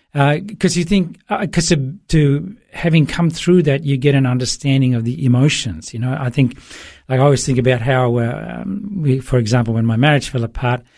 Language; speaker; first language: English; early bilingual, other home language; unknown